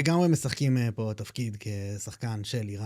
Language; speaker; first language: Hebrew; native; Hebrew